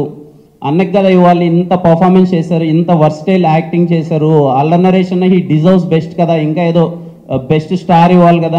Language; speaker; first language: Telugu; native; Telugu